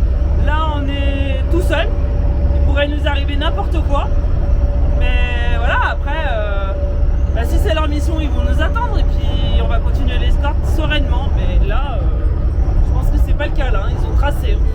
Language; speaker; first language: French; native; French